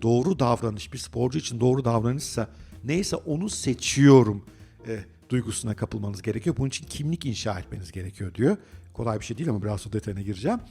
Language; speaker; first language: Turkish; native; Turkish